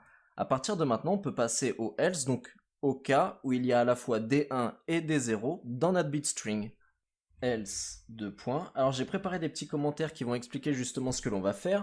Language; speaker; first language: French; native; French